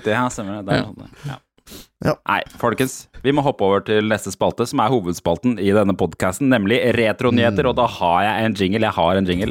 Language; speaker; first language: Norwegian; native; Norwegian